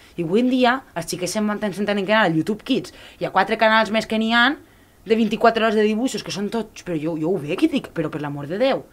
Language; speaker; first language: Catalan; native; Catalan